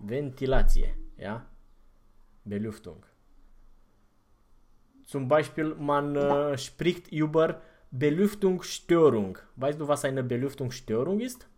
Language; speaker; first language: German; non-native, fluent; Romanian